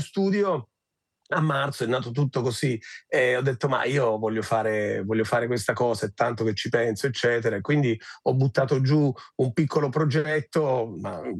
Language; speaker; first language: Italian; native; Italian